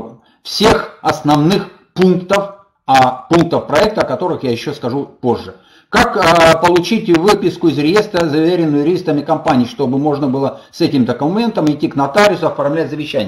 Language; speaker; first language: Russian; native; Russian